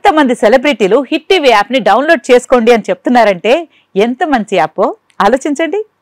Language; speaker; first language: Telugu; native; Telugu